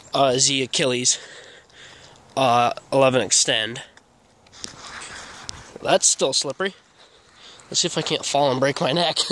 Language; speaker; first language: English; native; English